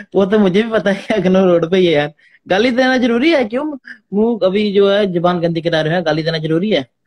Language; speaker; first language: Hindi; native; Hindi